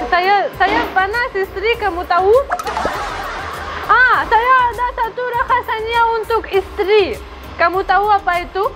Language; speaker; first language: Indonesian; non-native, learner; Russian